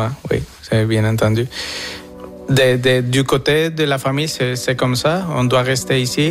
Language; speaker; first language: French; non-native, fluent; Spanish